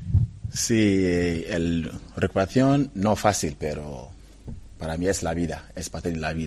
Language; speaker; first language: Spanish; non-native, learner; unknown